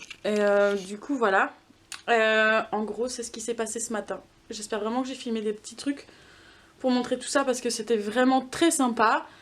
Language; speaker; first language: French; native; French